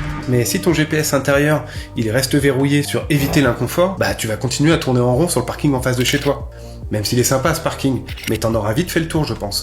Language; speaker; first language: French; native; French